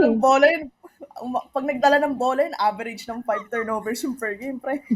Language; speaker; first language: Filipino; native; Filipino